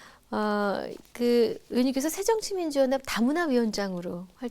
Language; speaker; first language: Korean; native; Korean